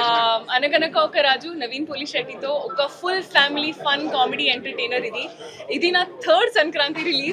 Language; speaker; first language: Telugu; non-native, local second language; Hindi